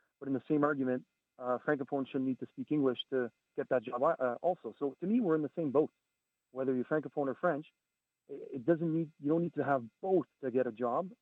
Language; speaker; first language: English; non-native, local second language; French